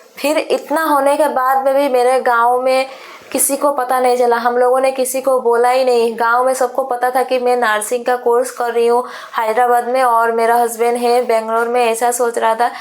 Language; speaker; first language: Hindi; non-native, local second language; Sadri